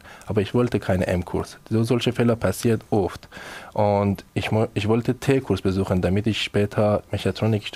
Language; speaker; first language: German; non-native, learner; Persian